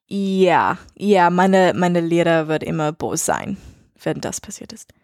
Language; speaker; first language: German; non-native, learner; English